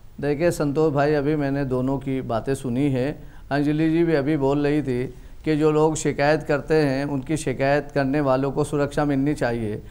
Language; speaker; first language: Hindi; native; Hindi